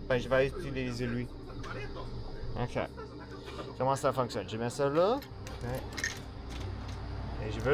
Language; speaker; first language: French; non-native, learner; English